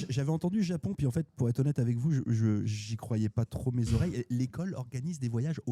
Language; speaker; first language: French; native; French